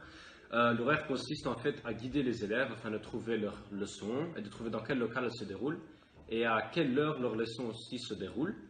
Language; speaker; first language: French; native; French